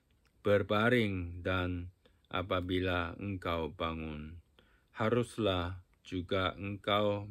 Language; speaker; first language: Indonesian; non-native, fluent; Japanese